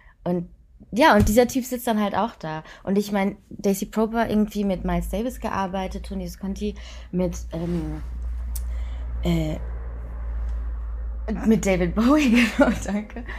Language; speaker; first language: German; native; German